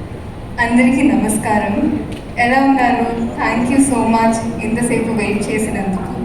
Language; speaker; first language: Telugu; non-native, fluent; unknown